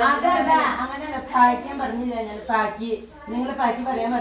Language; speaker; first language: Malayalam; non-native, learner; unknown